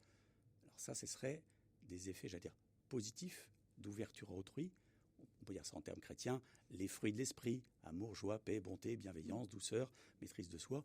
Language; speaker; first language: French; native; French